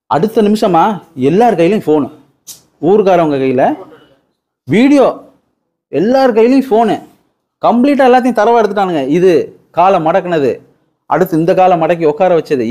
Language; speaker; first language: Tamil; native; Tamil